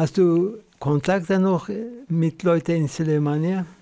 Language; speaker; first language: German; non-native, fluent; Kurdish